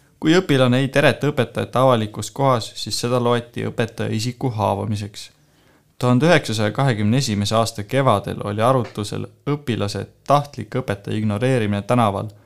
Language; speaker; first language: Estonian; native; Estonian